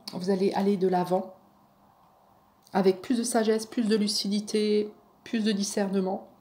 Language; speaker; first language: French; native; French